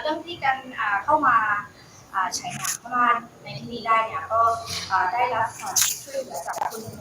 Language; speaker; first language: Thai; non-native, fluent; Burmese